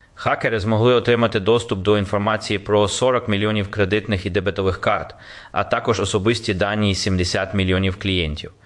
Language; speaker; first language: Ukrainian; native; Ukrainian